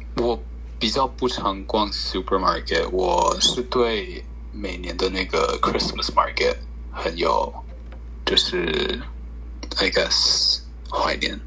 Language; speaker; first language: Chinese; early bilingual, heritage; Chinese